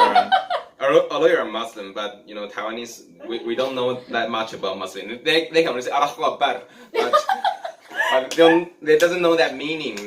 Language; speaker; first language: English; non-native, learner; Chinese